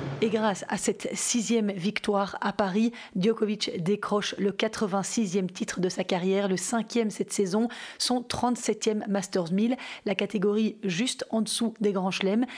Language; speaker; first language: French; native; French